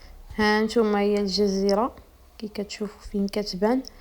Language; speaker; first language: Arabic; native; Arabic